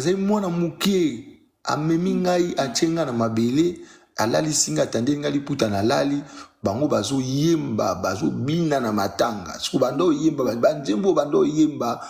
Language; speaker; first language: Lingala; non-native, local second language; Mongo